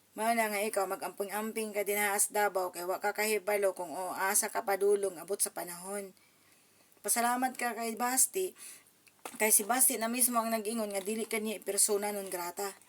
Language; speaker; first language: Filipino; non-native, local second language; Cebuano